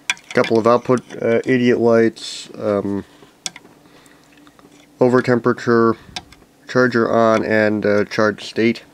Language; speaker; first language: English; native; English